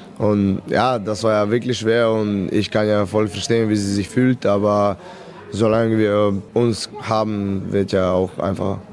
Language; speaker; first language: German; non-native, fluent; Serbian